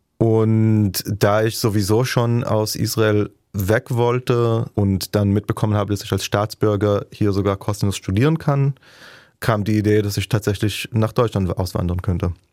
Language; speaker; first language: German; non-native, fluent; Hebrew